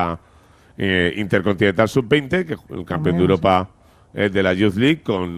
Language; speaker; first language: Spanish; native; Spanish